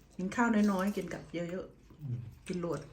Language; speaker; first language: Thai; native; Thai